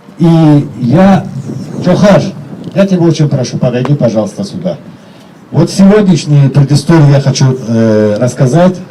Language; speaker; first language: Russian; non-native, local second language; Chechen